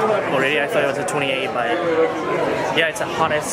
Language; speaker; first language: English; non-native, fluent; Japanese